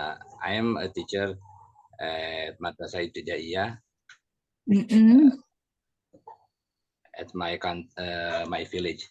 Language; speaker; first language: English; non-native, learner; Indonesian